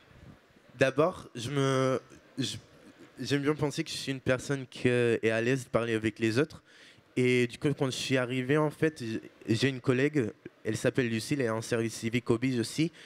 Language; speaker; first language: French; non-native, fluent; Portuguese